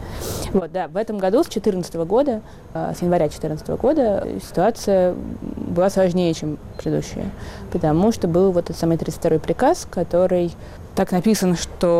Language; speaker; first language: Russian; native; Russian